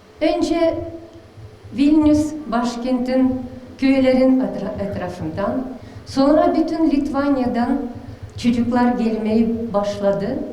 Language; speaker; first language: Turkish; early bilingual, heritage; Tatar